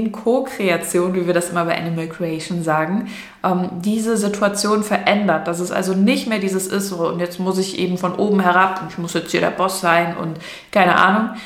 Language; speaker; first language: German; native; German